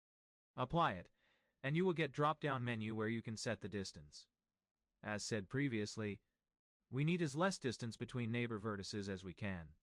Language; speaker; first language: English; non-native, fluent; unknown